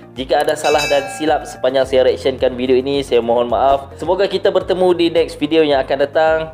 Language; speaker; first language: Malay; native; Malay